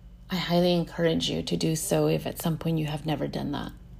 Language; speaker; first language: English; early bilingual, other home language; Spanish